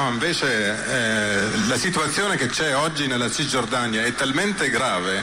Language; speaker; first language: Italian; native; Italian